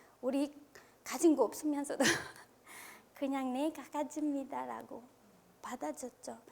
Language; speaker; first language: Korean; non-native, fluent; Filipino